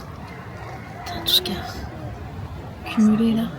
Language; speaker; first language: French; native; French